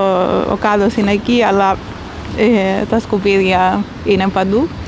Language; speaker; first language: Greek; early bilingual, heritage; Greek